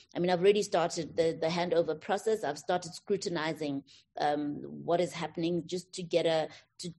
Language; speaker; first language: English; non-native, local second language; Tswana